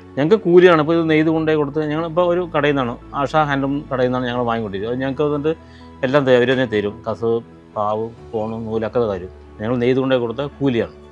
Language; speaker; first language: Malayalam; non-native, local second language; Kannada